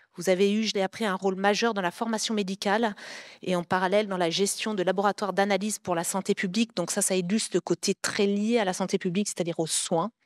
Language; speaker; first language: French; native; French